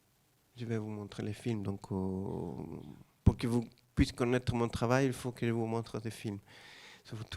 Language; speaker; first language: French; non-native, fluent; Spanish